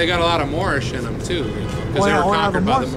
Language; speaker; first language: English; native; English